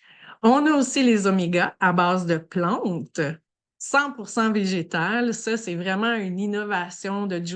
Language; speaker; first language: French; native; French